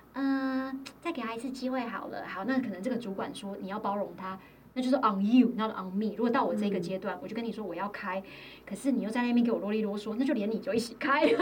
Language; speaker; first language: Chinese; native; Chinese